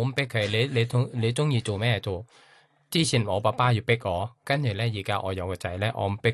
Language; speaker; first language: Cantonese; non-native, learner; Thai